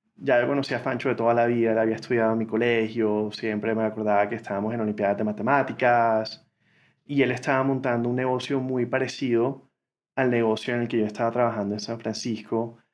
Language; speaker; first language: Spanish; native; Spanish